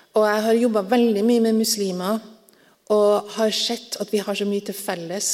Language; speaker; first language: Norwegian; native; Norwegian